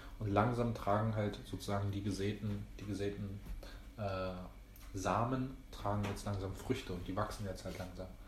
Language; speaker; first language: German; early bilingual, other home language; Greek